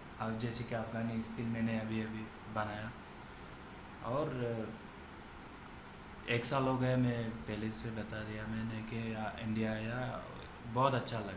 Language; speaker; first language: Hindi; non-native, learner; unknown